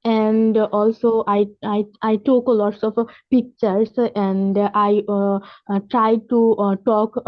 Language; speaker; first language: English; non-native, local second language; Bangla